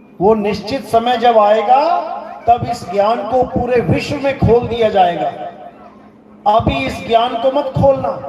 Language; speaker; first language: Hindi; native; Hindi